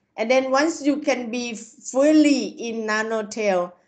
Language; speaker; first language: English; non-native, fluent; Thai